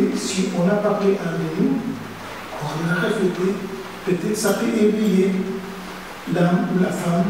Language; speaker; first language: French; non-native, fluent; Spanish